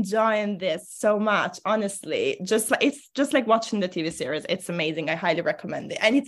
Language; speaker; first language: English; non-native, fluent; Italian